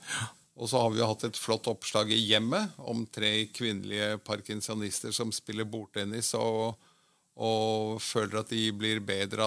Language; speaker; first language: Norwegian; native; Norwegian